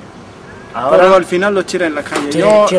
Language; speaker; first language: Spanish; non-native, fluent; Arabic